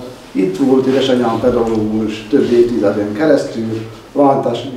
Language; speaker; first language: Hungarian; native; Hungarian